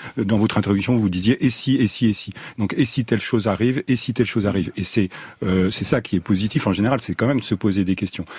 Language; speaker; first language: French; native; French